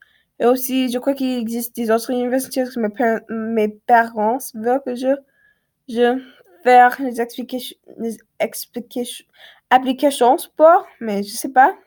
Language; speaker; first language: French; non-native, learner; English